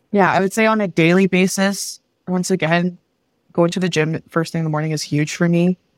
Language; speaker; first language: English; early bilingual, other home language; Filipino